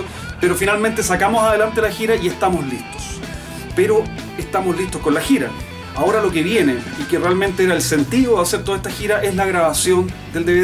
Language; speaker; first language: Spanish; native; Spanish